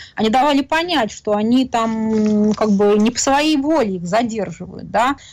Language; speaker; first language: Russian; native; Russian